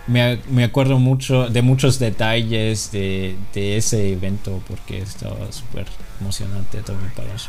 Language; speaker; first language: Spanish; non-native, fluent; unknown